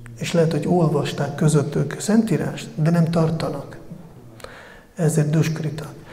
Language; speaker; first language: Hungarian; non-native, fluent; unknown